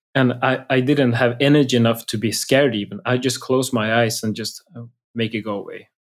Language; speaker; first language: English; non-native, fluent; Swedish